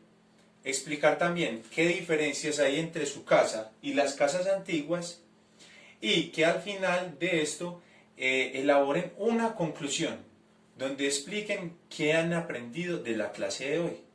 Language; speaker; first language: Spanish; native; Spanish